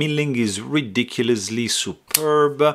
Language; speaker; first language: English; non-native, fluent; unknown